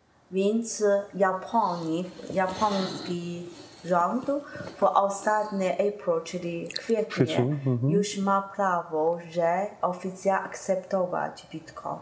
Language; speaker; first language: Polish; non-native, learner; Chinese